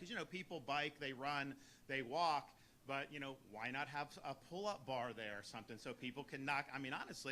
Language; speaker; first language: English; native; English